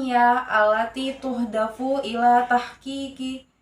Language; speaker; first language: Arabic; non-native, learner; Indonesian